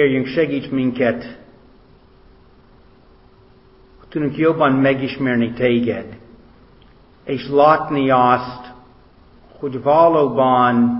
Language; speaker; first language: Hungarian; non-native, fluent; English